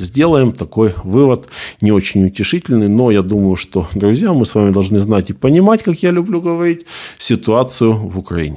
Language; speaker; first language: Russian; native; Russian